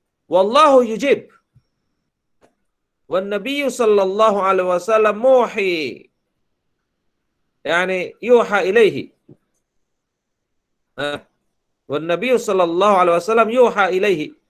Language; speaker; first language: Arabic; non-native, fluent; Indonesian